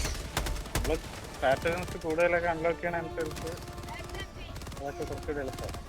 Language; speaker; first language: Malayalam; native; Malayalam